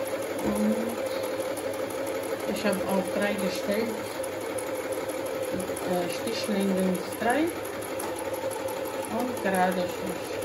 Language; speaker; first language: German; non-native, fluent; Croatian